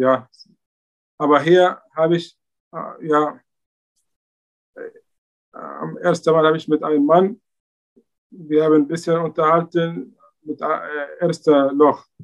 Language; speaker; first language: German; non-native, learner; Arabic